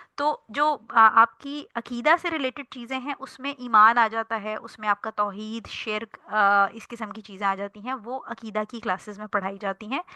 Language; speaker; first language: Urdu; native; Urdu